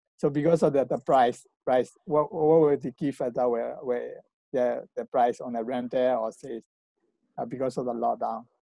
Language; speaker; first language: English; non-native, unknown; Burmese